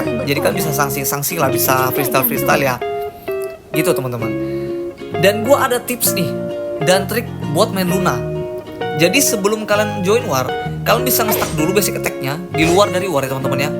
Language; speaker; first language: Indonesian; native; Indonesian